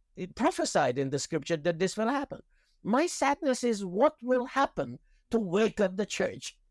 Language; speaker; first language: English; non-native, fluent; Persian